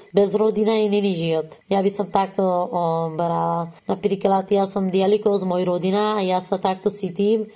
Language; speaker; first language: Slovak; non-native, learner; Persian